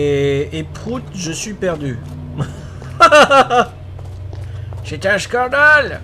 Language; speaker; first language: French; native; French